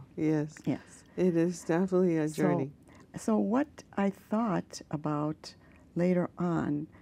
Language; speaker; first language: English; early bilingual, other home language; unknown